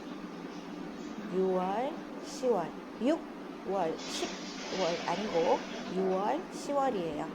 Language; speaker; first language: Korean; native; Korean